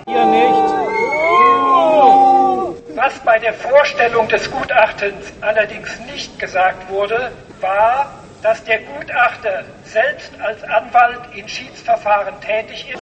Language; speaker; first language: German; native; German